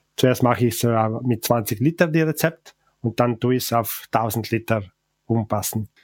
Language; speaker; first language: German; non-native, local second language; Ladin